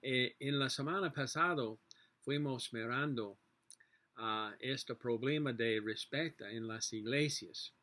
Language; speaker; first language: Spanish; non-native, learner; English